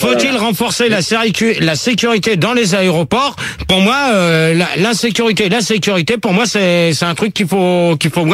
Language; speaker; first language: French; native; French